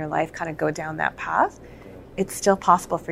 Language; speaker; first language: English; native; English